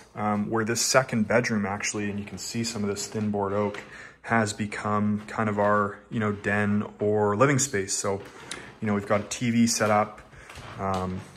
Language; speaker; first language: English; native; English